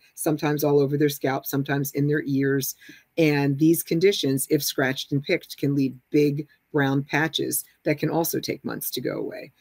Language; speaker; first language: English; native; English